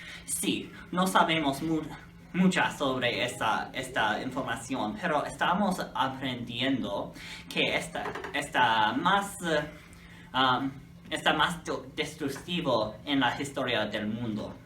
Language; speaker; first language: Spanish; non-native, learner; English